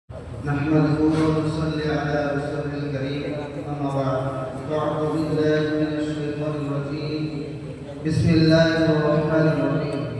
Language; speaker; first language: Arabic; non-native, learner; Bangla